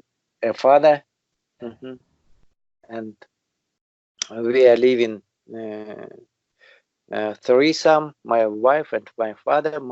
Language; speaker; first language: English; non-native, learner; Russian